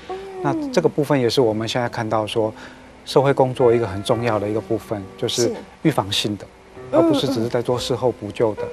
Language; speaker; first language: Chinese; native; Chinese